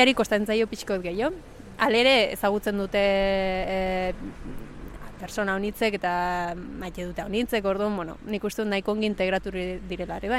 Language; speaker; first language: Basque; early bilingual, other home language; Spanish